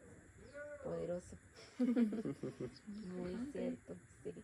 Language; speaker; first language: Spanish; native; Spanish